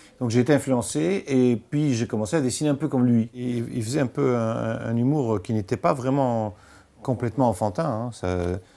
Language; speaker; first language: French; non-native, local second language; Arabic